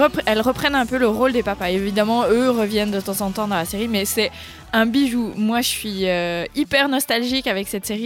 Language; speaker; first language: French; native; French